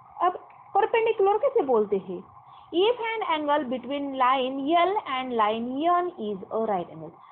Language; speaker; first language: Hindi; non-native, local second language; Marathi